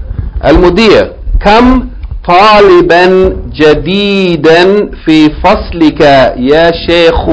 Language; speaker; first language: Arabic; non-native, fluent; English